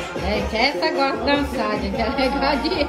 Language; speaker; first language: Portuguese; native; Portuguese